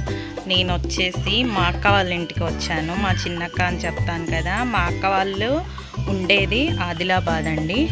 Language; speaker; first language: Telugu; native; Telugu